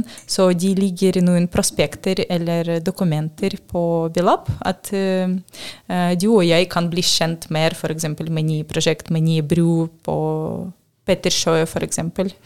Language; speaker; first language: Norwegian; non-native, learner; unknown